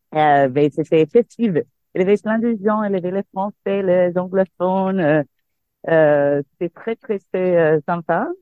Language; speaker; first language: French; non-native, fluent; English